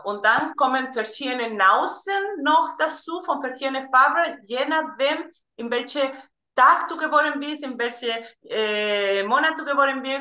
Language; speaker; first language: German; non-native, fluent; Spanish